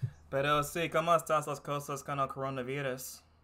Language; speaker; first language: Spanish; non-native, learner; English